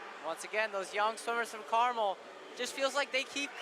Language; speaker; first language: English; native; English